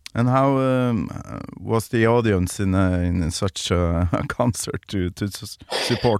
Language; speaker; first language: English; non-native, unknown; Norwegian